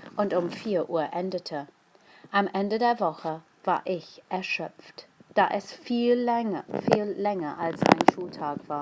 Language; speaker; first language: German; non-native, fluent; English